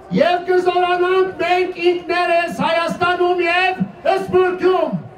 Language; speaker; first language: Armenian; early bilingual, heritage; Armenian